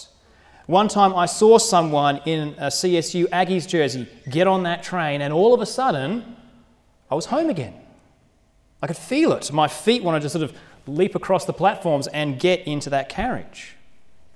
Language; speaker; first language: English; native; English